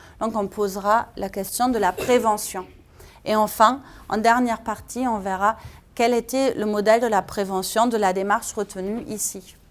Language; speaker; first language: French; non-native, fluent; German